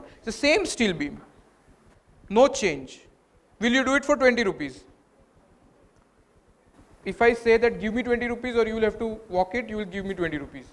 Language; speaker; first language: English; non-native, local second language; Gujarati